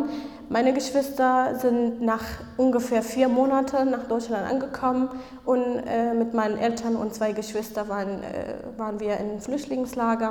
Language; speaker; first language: German; non-native, fluent; Kurdish